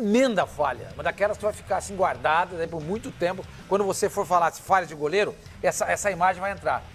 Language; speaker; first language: Portuguese; native; Portuguese